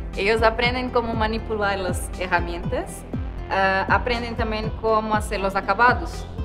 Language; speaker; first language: Spanish; non-native, fluent; Portuguese